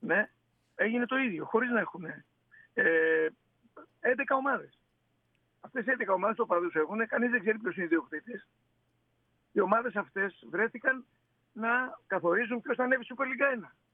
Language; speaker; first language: Greek; native; Greek